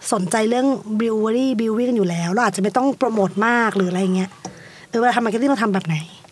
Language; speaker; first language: Thai; native; Thai